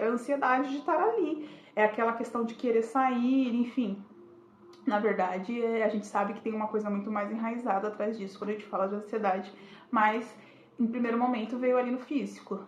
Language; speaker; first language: Portuguese; native; Portuguese